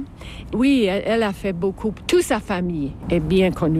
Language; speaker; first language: French; non-native, fluent; English